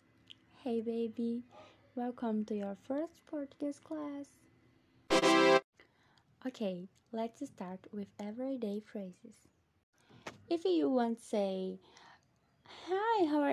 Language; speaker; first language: English; non-native, fluent; Portuguese